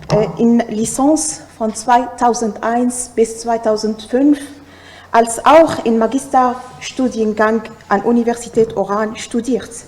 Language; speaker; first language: German; non-native, fluent; Arabic